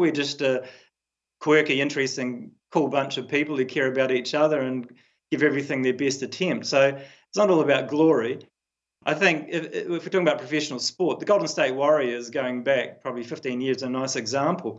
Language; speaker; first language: English; native; English